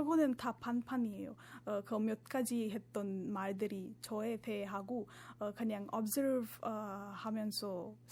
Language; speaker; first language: Korean; non-native, fluent; Marathi